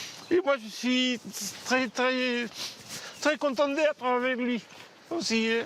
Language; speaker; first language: French; non-native, fluent; Spanish